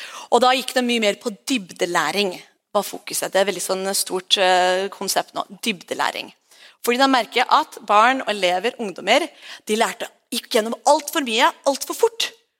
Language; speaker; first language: Norwegian; native; Norwegian